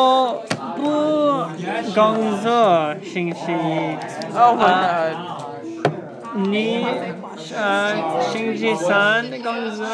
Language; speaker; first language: Chinese; non-native, learner; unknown